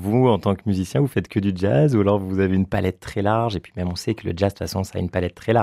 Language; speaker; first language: French; native; French